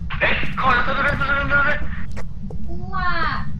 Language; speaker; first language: Chinese; native; Chinese